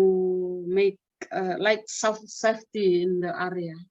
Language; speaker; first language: English; non-native, learner; Indonesian